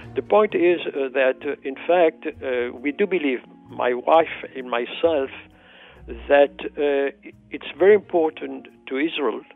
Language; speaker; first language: English; non-native, fluent; Arabic